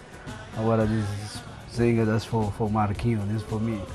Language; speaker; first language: German; non-native, learner; Portuguese